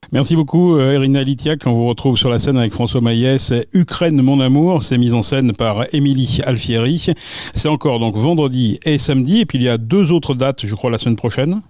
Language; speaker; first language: French; native; French